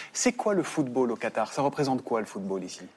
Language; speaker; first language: French; native; French